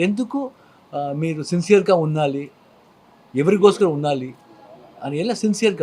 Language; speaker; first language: Telugu; non-native, learner; Kannada